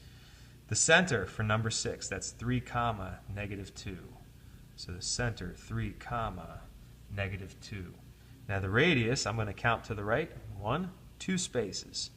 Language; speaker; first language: English; native; English